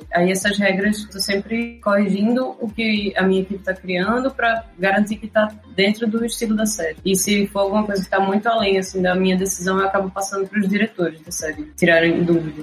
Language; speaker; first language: Portuguese; native; Portuguese